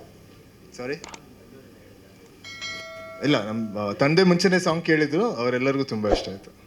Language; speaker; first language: Kannada; native; Kannada